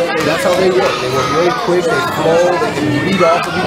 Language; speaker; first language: English; native; English